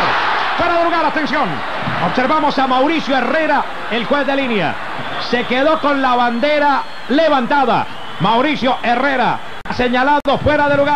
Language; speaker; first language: Spanish; native; Spanish